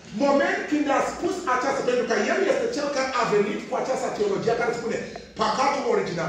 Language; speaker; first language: Romanian; non-native, fluent; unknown